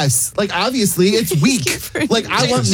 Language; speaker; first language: English; native; English